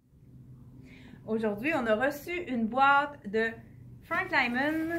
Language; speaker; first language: French; native; French